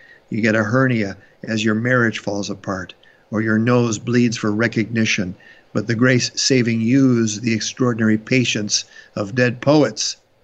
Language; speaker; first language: English; native; English